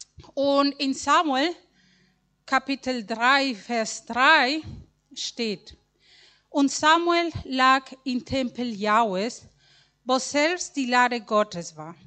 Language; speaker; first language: German; non-native, learner; Spanish